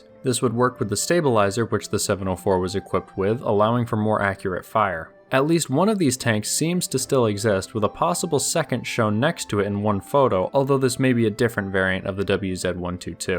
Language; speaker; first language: English; native; English